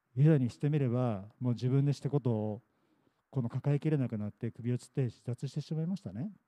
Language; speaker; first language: Japanese; native; Japanese